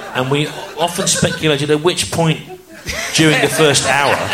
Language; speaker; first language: English; native; English